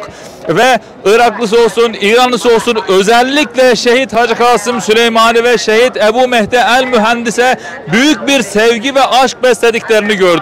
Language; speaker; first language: Turkish; native; Turkish